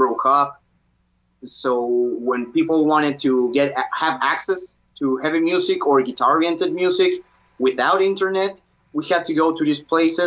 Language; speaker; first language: English; non-native, fluent; Spanish